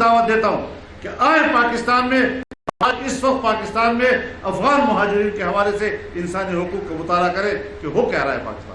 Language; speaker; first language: Urdu; non-native, local second language; Pashto